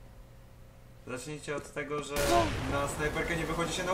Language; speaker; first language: Polish; native; Polish